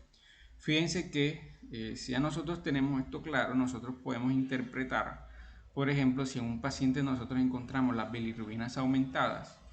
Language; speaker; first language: Spanish; native; Spanish